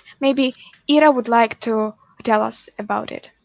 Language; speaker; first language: English; non-native, fluent; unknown